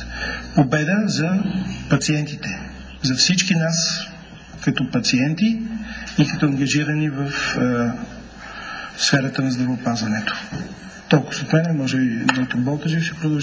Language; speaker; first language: Bulgarian; native; Bulgarian